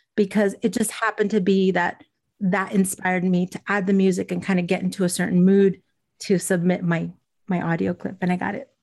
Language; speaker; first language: English; native; English